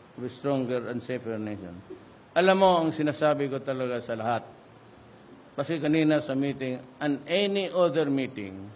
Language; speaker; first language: Filipino; non-native, local second language; Cebuano